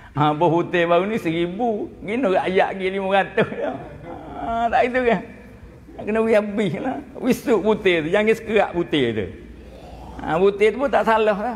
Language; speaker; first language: Malay; native; Malay